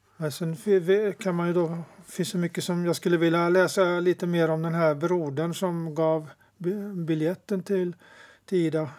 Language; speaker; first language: Swedish; native; Swedish